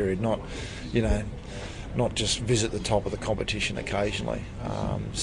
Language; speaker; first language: English; native; English